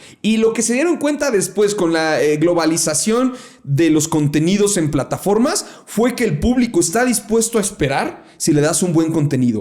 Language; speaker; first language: Spanish; native; Spanish